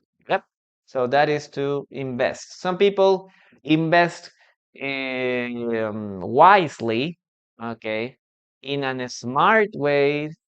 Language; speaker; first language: English; non-native, fluent; Spanish